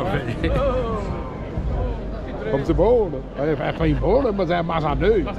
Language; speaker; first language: Portuguese; native; Portuguese